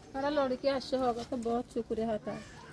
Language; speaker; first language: Hindi; non-native, local second language; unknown